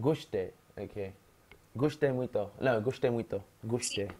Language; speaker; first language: Portuguese; non-native, learner; English